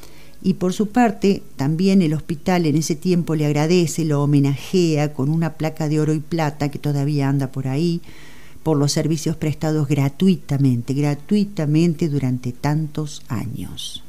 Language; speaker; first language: Spanish; native; Spanish